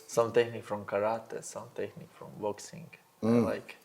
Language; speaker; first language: English; non-native, learner; Slovenian